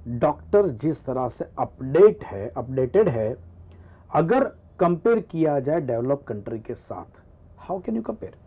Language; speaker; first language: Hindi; non-native, local second language; Gujarati